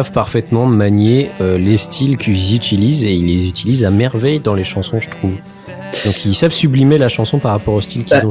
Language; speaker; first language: French; native; French